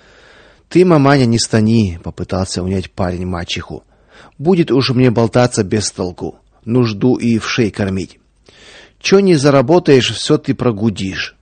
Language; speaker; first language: Russian; native; Russian